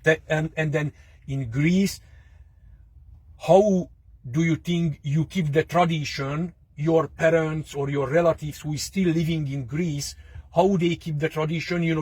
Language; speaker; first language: English; non-native, fluent; Hungarian